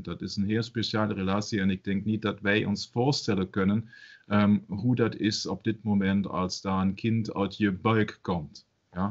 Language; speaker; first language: Dutch; non-native, learner; German